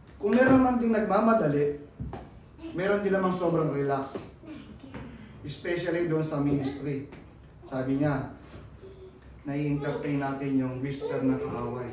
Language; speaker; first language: Filipino; native; Filipino